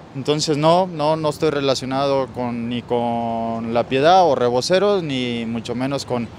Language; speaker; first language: Spanish; native; Spanish